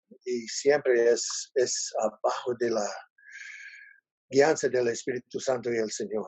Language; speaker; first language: Spanish; non-native, learner; English